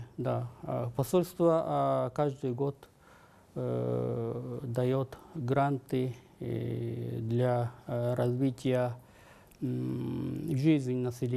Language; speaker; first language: Russian; non-native, fluent; Japanese